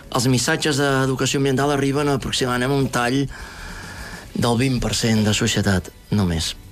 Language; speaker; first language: Catalan; native; Catalan